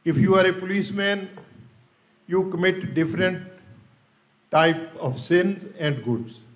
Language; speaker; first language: English; non-native, local second language; Punjabi